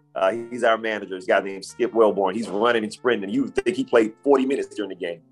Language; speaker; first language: English; native; English